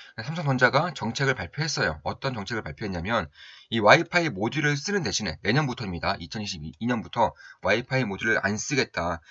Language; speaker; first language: Korean; native; Korean